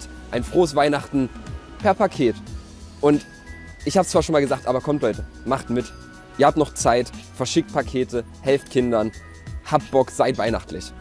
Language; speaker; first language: German; native; German